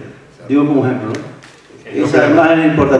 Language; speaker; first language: Spanish; native; Spanish